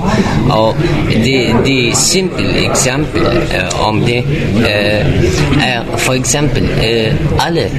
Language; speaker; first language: Danish; non-native, learner; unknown